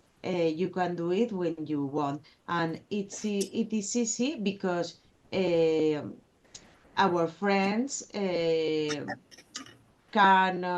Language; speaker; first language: English; non-native, fluent; Spanish